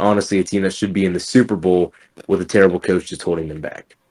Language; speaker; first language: English; native; English